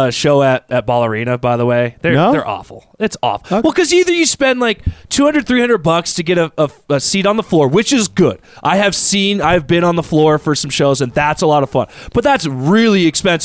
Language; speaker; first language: English; native; English